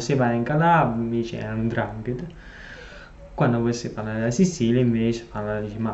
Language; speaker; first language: Portuguese; non-native, fluent; Italian